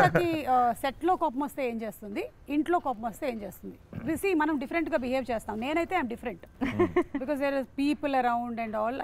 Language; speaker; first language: Telugu; native; Telugu